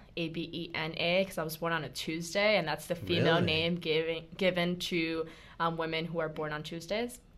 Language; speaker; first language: English; early bilingual, other home language; Spanish